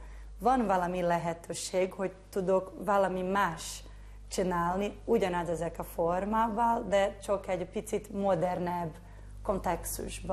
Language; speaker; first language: Hungarian; non-native, learner; Portuguese